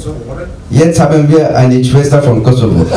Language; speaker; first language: German; non-native, learner; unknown